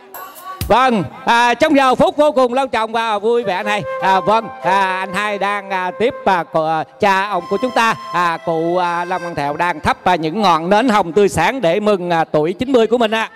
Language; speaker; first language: Vietnamese; native; Vietnamese